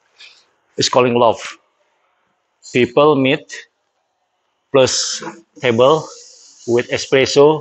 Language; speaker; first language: English; non-native, learner; Indonesian